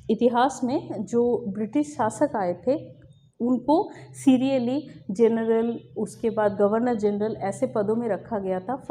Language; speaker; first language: Hindi; non-native, local second language; Bangla